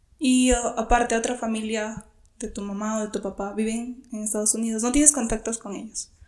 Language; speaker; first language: Spanish; native; Spanish